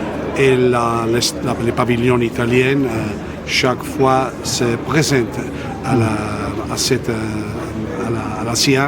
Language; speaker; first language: French; non-native, fluent; Italian